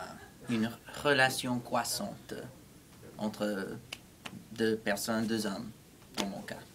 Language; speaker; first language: French; non-native, fluent; English